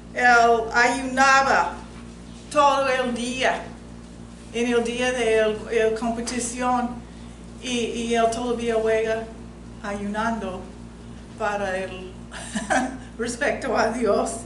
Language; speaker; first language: Spanish; non-native, fluent; English